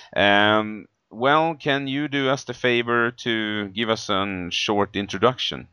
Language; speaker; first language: English; non-native, fluent; Swedish